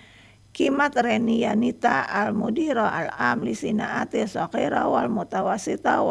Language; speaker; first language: Arabic; non-native, fluent; Indonesian